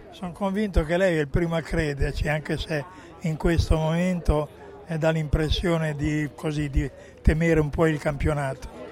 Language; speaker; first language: Italian; native; Italian